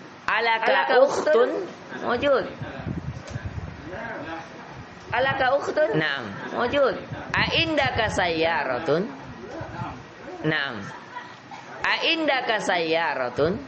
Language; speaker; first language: Arabic; non-native, fluent; Indonesian